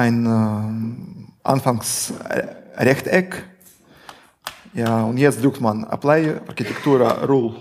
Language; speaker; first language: German; non-native, fluent; Russian